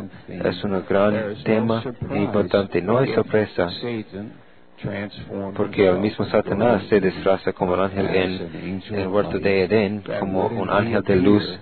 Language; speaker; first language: Spanish; non-native, learner; English